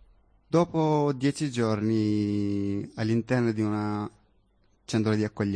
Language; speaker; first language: Italian; non-native, fluent; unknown